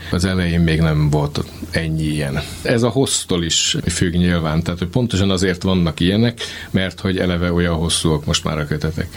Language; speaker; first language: Hungarian; native; Hungarian